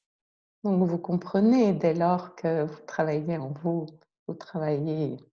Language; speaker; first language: French; native; French